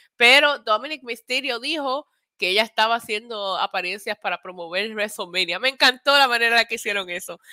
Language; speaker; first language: Spanish; native; Spanish